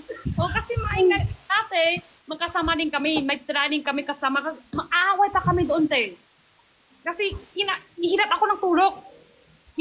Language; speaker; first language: Filipino; non-native, learner; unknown